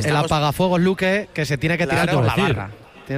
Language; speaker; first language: Spanish; native; Spanish